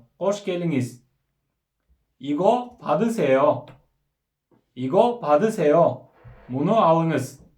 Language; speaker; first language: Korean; non-native, fluent; Kyrgyz